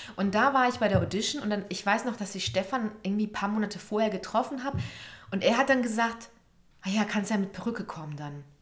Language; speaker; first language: German; native; German